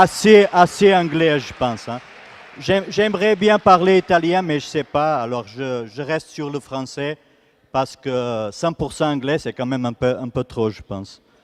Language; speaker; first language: French; non-native, fluent; Portuguese